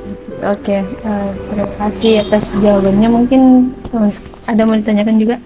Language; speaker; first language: Indonesian; non-native, local second language; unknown